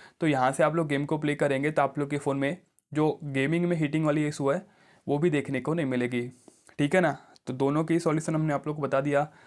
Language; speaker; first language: Hindi; native; Hindi